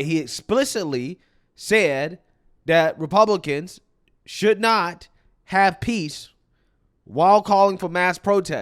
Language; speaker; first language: English; native; English